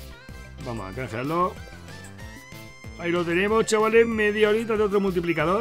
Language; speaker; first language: Spanish; native; Spanish